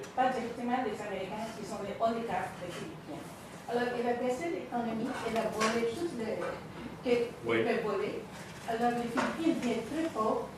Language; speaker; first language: French; non-native, fluent; Filipino